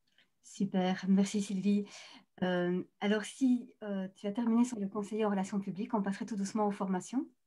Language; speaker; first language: French; native; French